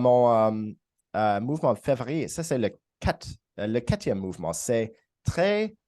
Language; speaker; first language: French; non-native, learner; English